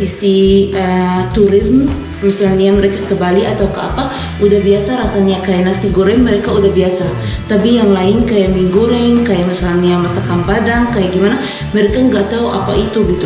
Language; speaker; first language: Indonesian; non-native, fluent; Arabic